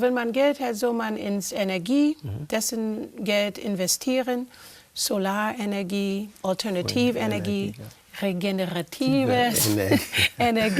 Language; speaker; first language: German; non-native, fluent; English